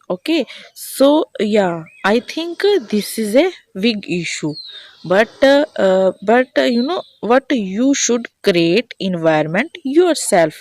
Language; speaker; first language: English; non-native, learner; Hindi